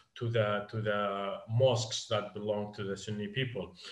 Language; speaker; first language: English; non-native, fluent; Arabic